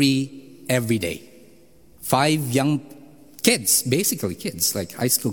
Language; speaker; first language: English; non-native, local second language; Filipino